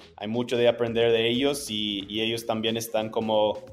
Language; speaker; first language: Spanish; non-native, fluent; English